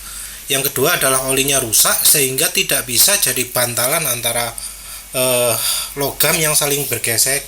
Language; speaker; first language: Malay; non-native, local second language; Javanese